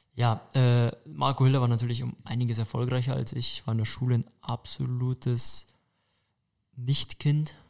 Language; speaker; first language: German; native; German